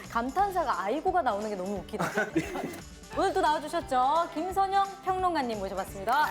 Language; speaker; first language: Korean; native; Korean